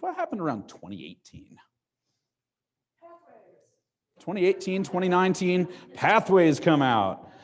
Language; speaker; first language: English; native; English